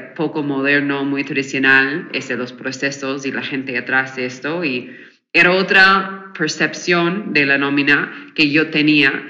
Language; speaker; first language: Spanish; non-native, fluent; English